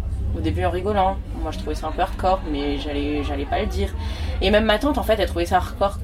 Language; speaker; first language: French; native; French